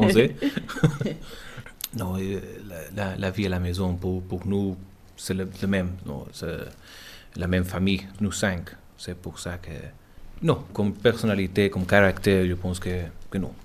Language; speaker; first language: French; non-native, learner; English